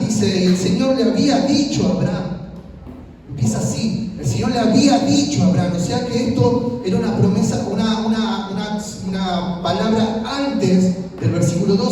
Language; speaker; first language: Spanish; native; Spanish